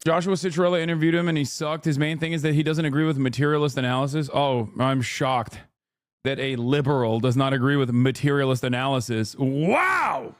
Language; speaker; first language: English; native; English